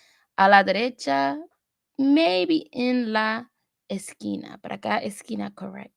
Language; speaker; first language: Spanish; non-native, learner; English